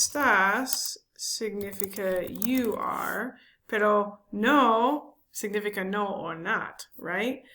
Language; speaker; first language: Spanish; non-native, learner; English